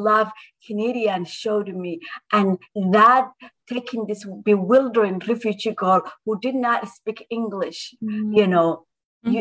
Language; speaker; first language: English; non-native, fluent; Somali